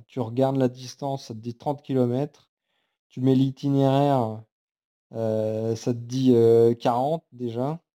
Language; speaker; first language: French; native; French